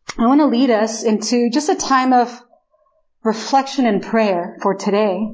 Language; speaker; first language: English; non-native, fluent; Spanish